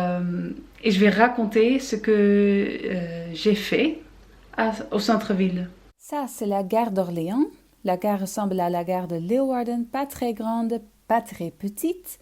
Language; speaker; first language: French; non-native, learner; Dutch